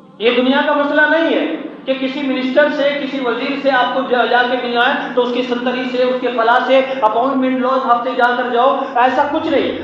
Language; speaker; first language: Urdu; native; Urdu